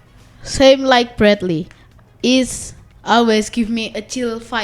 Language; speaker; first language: English; non-native, learner; Indonesian